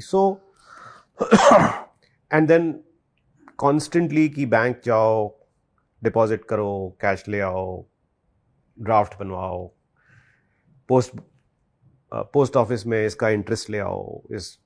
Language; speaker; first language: English; non-native, local second language; Hindi